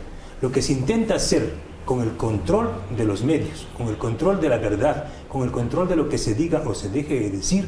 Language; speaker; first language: Spanish; native; Spanish